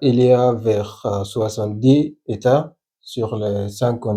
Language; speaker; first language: French; non-native, learner; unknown